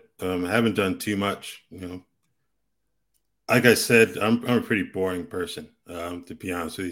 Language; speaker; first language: English; native; English